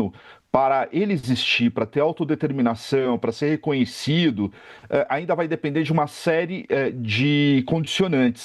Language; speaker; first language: Portuguese; native; Portuguese